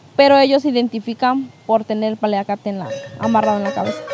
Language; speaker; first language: Spanish; native; Spanish